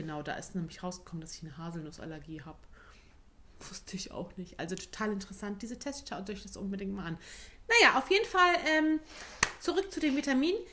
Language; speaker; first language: German; early bilingual, other home language; Turkish